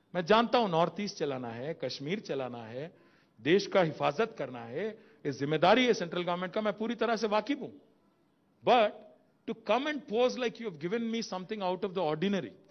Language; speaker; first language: Hindi; non-native, local second language; Telugu